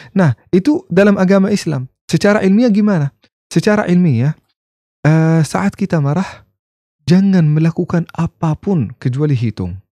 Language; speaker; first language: Indonesian; non-native, fluent; Arabic